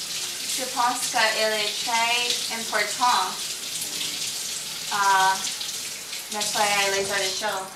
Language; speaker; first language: French; non-native, learner; English